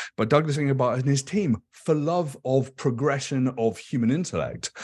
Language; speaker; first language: English; native; English